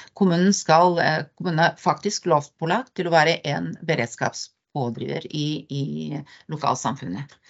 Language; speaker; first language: Norwegian; non-native, fluent; Bulgarian